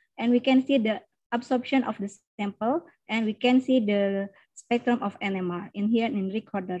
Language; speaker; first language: English; non-native, learner; Indonesian